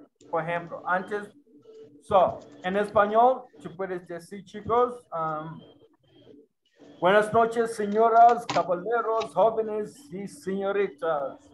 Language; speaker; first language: Spanish; non-native, learner; English